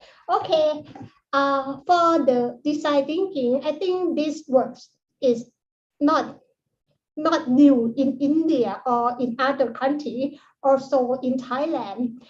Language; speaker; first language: English; non-native, learner; Thai